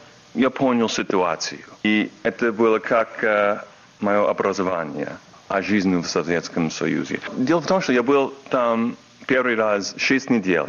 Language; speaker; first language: Russian; non-native, learner; English